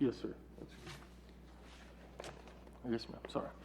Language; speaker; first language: English; native; English